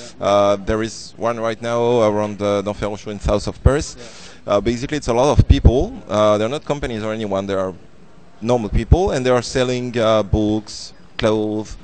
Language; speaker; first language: English; non-native, fluent; French